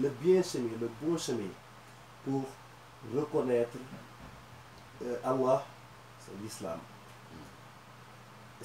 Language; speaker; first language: French; non-native, learner; Wolof